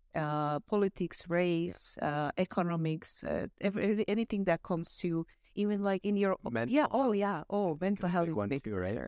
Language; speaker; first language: English; non-native, fluent; Slovak